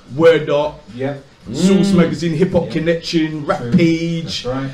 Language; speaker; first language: English; native; English